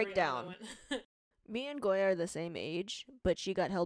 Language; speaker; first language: English; native; English